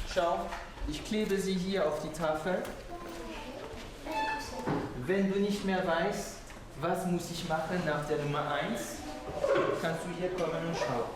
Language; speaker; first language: German; non-native, fluent; French